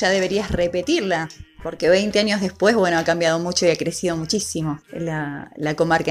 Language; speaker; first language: Spanish; native; Spanish